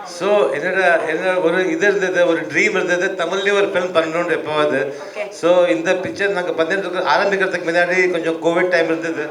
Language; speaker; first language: Tamil; early bilingual, heritage; Tamil